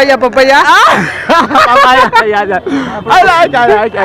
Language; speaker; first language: English; non-native, learner; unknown